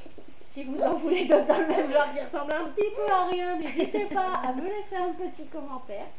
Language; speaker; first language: French; native; French